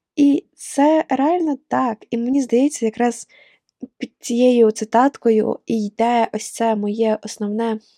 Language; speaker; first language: Ukrainian; non-native, local second language; Russian